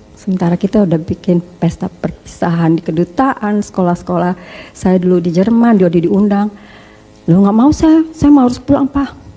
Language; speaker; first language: Indonesian; early bilingual, heritage; Indonesian